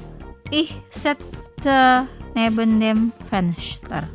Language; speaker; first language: German; non-native, fluent; Indonesian